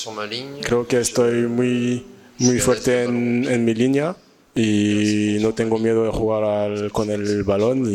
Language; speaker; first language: Spanish; non-native, learner; French